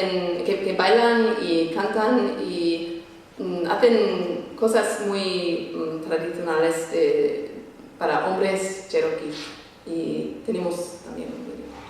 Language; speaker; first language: Spanish; non-native, fluent; English